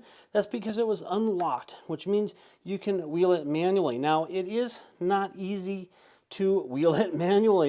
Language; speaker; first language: English; native; English